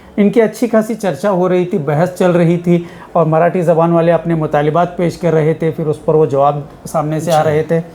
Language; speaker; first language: Hindi; non-native, local second language; Urdu